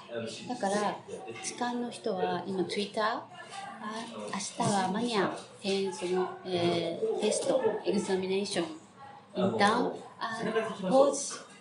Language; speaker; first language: Japanese; non-native, fluent; Portuguese